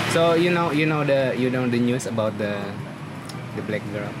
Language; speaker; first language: English; non-native, learner; Indonesian